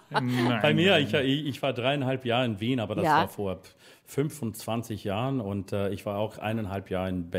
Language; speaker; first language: German; non-native, learner; English